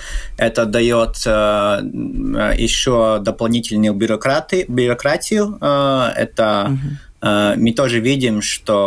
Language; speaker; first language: Russian; non-native, local second language; Latvian